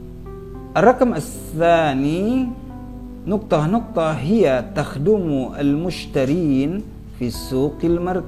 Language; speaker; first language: Arabic; non-native, fluent; Indonesian